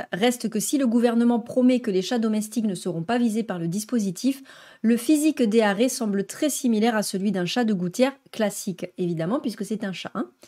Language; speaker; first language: French; native; French